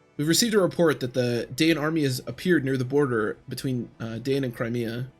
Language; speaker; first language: English; native; English